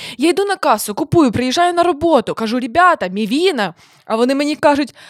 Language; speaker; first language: Ukrainian; native; Ukrainian